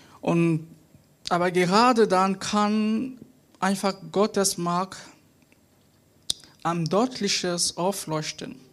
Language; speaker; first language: German; non-native, fluent; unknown